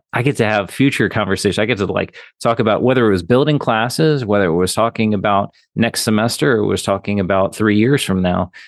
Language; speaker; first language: English; native; English